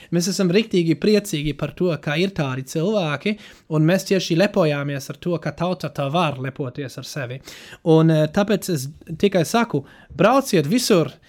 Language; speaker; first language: Latvian; non-native, fluent; German